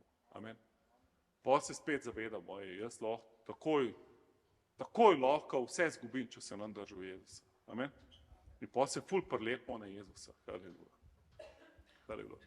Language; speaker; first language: Slovenian; native; Slovenian